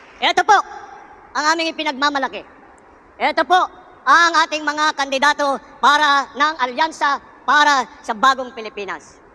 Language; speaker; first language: Filipino; native; Filipino